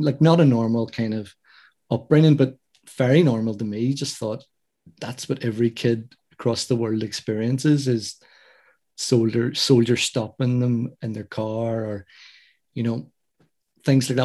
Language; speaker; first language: English; native; English